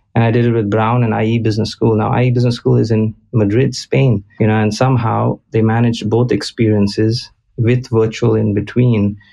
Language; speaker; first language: English; non-native, local second language; Konkani